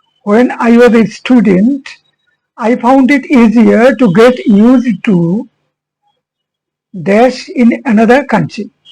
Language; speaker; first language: English; non-native, local second language; Bangla